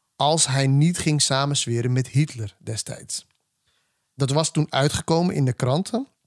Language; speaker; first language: Dutch; native; Dutch